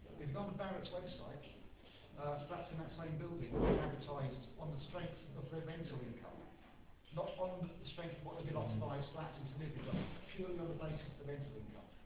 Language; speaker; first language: English; native; English